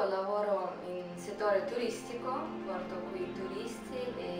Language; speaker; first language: Italian; non-native, fluent; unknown